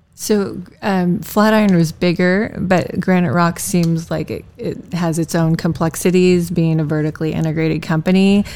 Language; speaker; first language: English; native; English